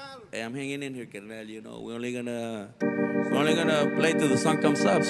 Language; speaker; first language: English; early bilingual, other home language; Spanish